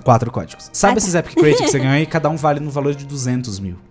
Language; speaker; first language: Portuguese; native; Portuguese